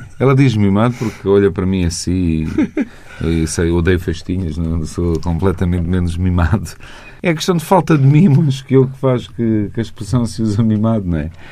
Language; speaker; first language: Portuguese; non-native, fluent; Bosnian